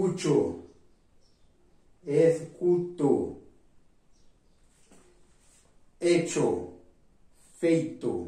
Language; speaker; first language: Spanish; non-native, fluent; Portuguese